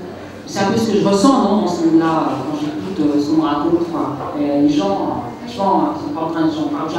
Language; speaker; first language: French; native; French